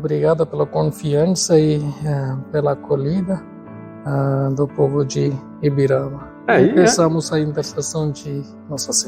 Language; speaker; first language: Portuguese; non-native, fluent; Tamil